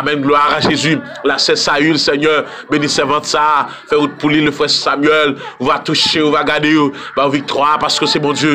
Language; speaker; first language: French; non-native, local second language; Haitian Creole